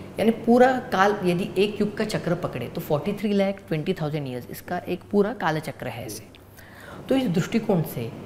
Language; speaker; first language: Hindi; non-native, local second language; Marathi